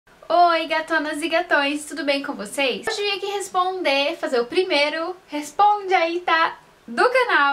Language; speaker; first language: Portuguese; native; Portuguese